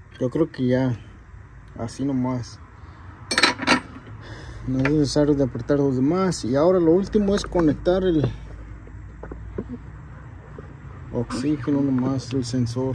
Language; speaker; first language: Spanish; early bilingual, heritage; Spanish